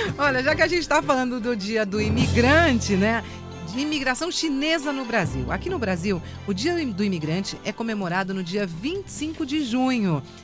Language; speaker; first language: Portuguese; native; Portuguese